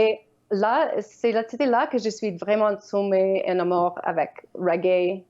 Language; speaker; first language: French; non-native, learner; Ukrainian